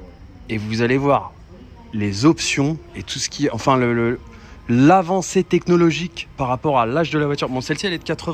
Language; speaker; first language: French; native; French